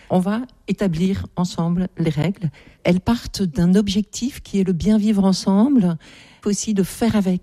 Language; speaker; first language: French; native; French